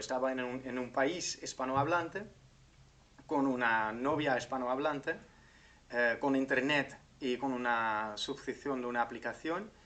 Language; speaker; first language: Spanish; non-native, fluent; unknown